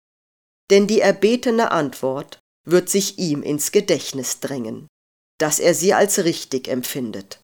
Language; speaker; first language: German; native; German